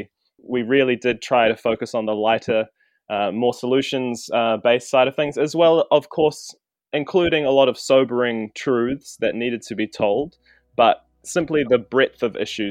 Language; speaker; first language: English; native; English